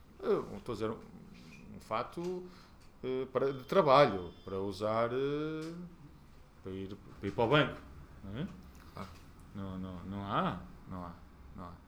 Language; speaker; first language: Portuguese; native; Portuguese